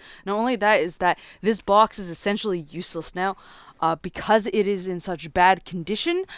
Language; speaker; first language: English; native; English